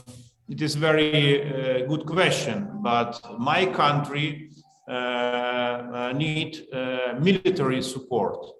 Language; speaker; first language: English; non-native, learner; Ukrainian